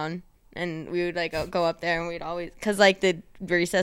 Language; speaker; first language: English; native; English